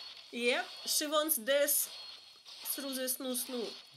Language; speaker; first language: English; non-native, learner; Russian